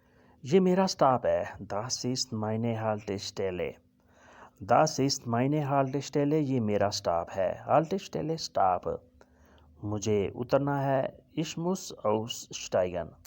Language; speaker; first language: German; non-native, learner; Urdu